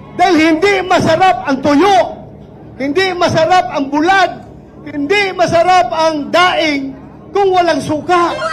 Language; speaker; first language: Filipino; non-native, local second language; Cebuano